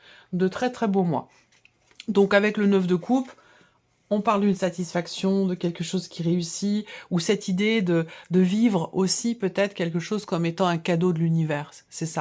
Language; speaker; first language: French; native; French